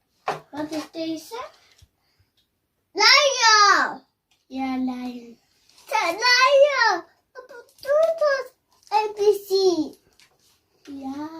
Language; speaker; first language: Dutch; non-native, learner; Tigrinya